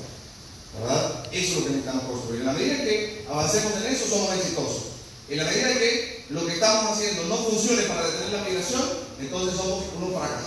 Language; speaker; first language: Spanish; native; Spanish